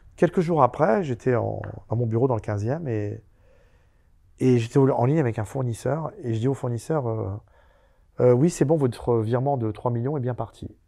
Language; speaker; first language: French; native; French